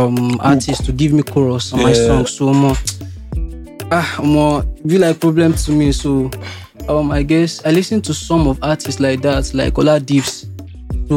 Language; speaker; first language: English; non-native, local second language; Yoruba